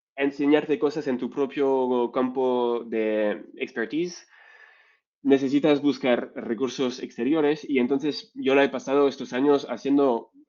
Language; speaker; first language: Spanish; non-native, fluent; French